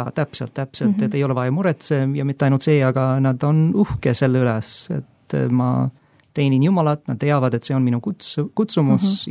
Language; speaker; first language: Estonian; non-native, fluent; English